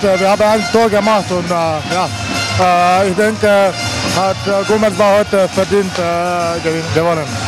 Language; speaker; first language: German; non-native, learner; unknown